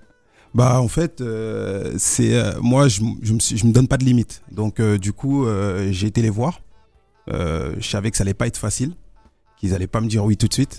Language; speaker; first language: French; early bilingual, other home language; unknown